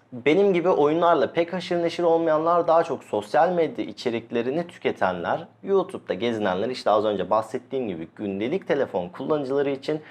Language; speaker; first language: Turkish; native; Turkish